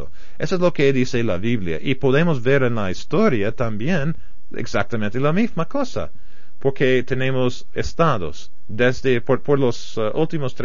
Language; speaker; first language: Spanish; non-native, fluent; English